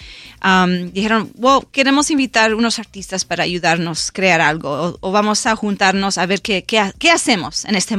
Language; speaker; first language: Spanish; non-native, local second language; English